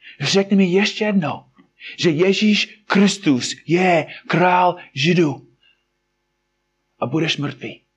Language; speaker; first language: Czech; non-native, fluent; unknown